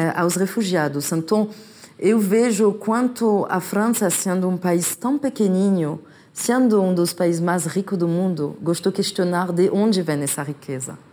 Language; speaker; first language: Portuguese; non-native, fluent; French